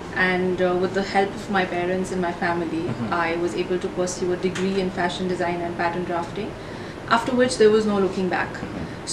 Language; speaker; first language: English; non-native, local second language; Hindi